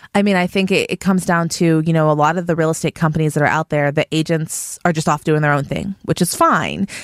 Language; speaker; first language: English; native; English